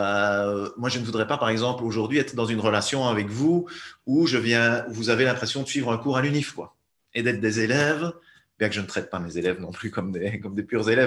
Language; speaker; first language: French; native; French